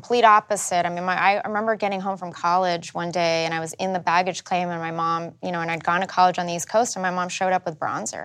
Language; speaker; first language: English; early bilingual, other home language; Spanish